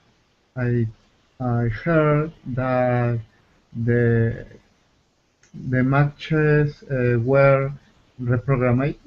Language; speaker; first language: English; non-native, learner; Spanish